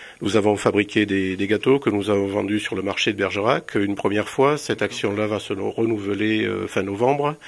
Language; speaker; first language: French; native; French